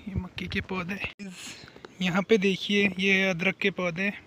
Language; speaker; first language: Hindi; native; Hindi